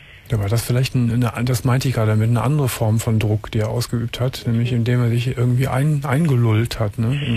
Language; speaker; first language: German; native; German